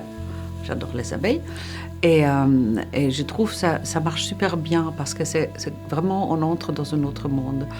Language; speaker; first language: French; non-native, fluent; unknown